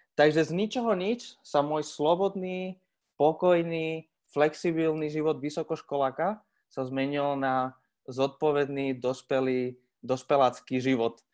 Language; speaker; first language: Slovak; non-native, fluent; Spanish